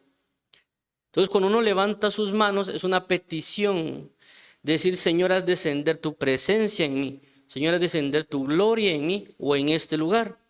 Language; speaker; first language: Spanish; native; Spanish